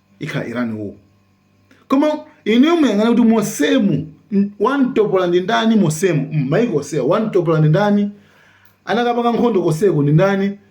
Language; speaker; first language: Nyanja; native; Nyanja